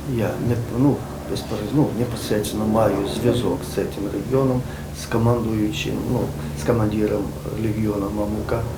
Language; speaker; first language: Ukrainian; non-native, fluent; Georgian